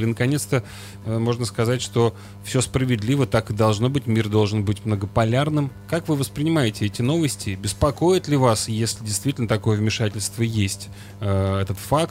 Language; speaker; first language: Russian; native; Russian